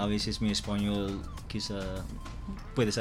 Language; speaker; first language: Spanish; non-native, learner; Turkish